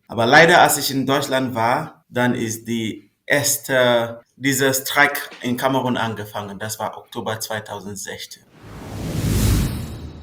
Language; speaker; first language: German; non-native, fluent; Northern Sotho